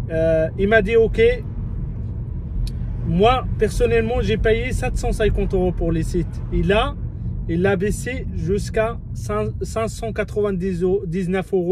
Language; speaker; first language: French; non-native, fluent; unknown